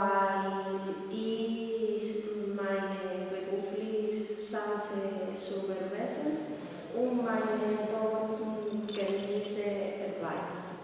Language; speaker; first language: German; non-native, learner; Spanish